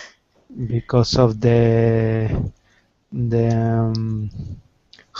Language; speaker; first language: English; non-native, learner; Spanish